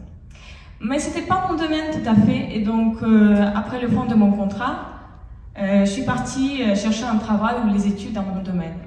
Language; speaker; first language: French; non-native, fluent; Russian